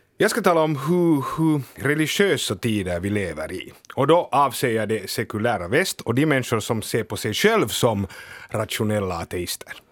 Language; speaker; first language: Swedish; native; Swedish